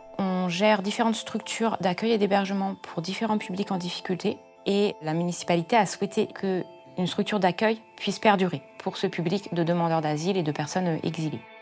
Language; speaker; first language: French; native; French